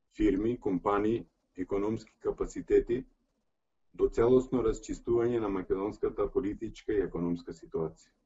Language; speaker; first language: Macedonian; early bilingual, heritage; Macedonian